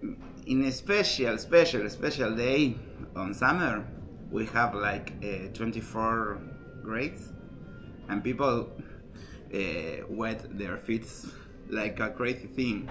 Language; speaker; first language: English; non-native, learner; Spanish